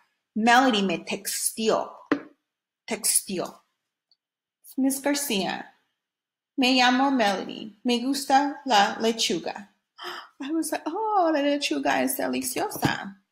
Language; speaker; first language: Spanish; non-native, fluent; English